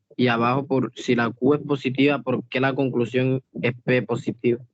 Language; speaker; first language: Spanish; native; Spanish